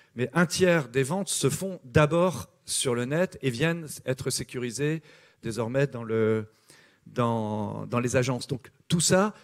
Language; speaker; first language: French; native; French